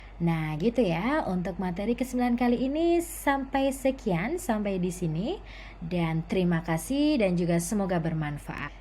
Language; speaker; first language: Indonesian; native; Indonesian